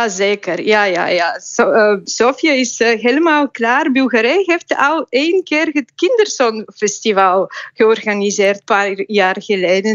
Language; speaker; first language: Dutch; non-native, fluent; Bulgarian